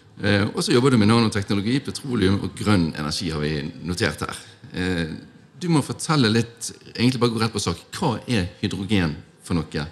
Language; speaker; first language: Norwegian; native; Norwegian